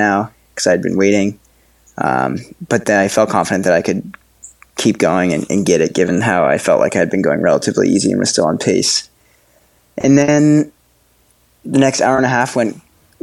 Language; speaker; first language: English; native; English